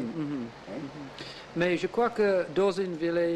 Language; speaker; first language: French; non-native, learner; English